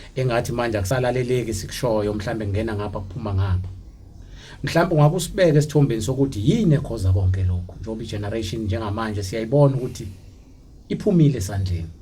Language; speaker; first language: Zulu; native; Zulu